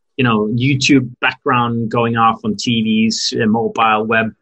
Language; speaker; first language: English; non-native, fluent; Norwegian